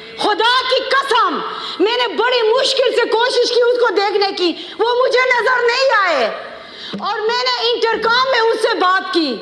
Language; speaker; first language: Urdu; non-native, local second language; Khowar